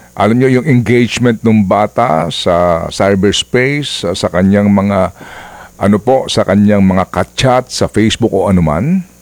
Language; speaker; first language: Filipino; non-native, local second language; Cebuano